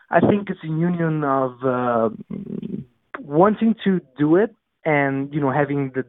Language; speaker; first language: English; non-native, fluent; Italian